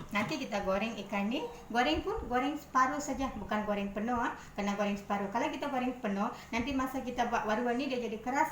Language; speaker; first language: Malay; non-native, local second language; Tamil